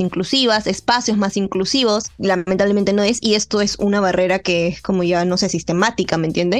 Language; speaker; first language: Spanish; native; Spanish